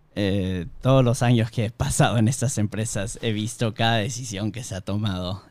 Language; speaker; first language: Spanish; early bilingual, heritage; Spanish